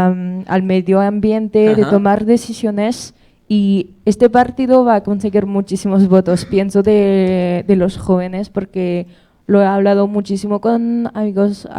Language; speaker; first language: Spanish; non-native, fluent; French